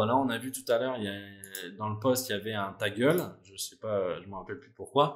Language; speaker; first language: French; native; French